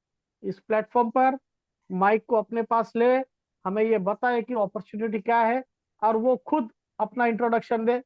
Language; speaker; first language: Hindi; native; Hindi